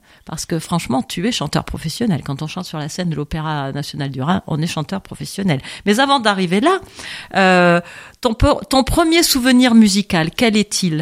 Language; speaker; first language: French; native; French